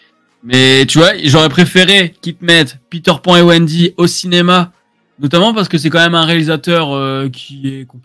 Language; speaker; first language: French; native; French